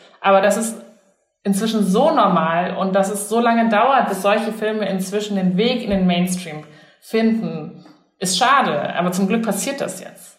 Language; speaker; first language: German; early bilingual, other home language; Chinese